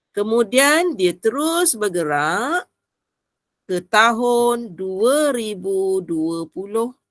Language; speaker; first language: Malay; native; Malay